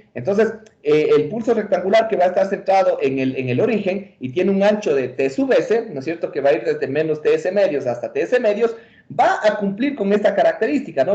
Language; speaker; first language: Spanish; native; Spanish